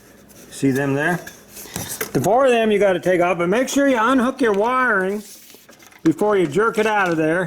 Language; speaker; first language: English; native; English